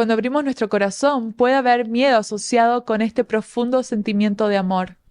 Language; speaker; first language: Spanish; native; Spanish